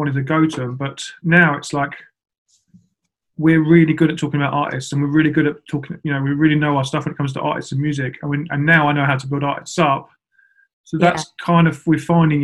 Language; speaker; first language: English; native; English